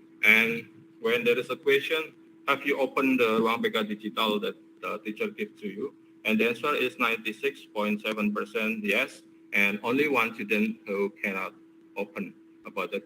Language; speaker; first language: English; non-native, learner; Indonesian